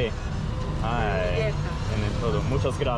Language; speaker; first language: Spanish; non-native, fluent; Russian